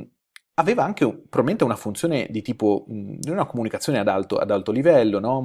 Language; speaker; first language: Italian; native; Italian